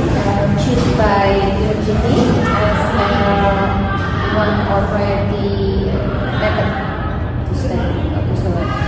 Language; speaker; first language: English; non-native, learner; Indonesian